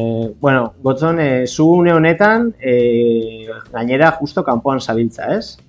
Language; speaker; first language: Basque; native; Basque